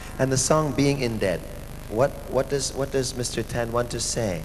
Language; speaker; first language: English; non-native, fluent; Thai